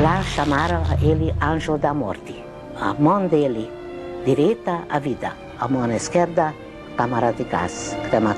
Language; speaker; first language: Portuguese; non-native, fluent; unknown